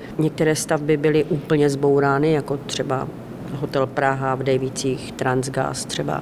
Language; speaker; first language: Czech; native; Czech